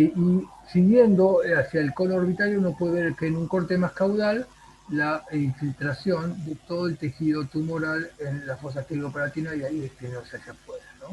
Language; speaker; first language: Spanish; native; Spanish